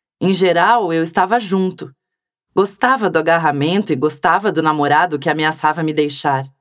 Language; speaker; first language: Portuguese; native; Portuguese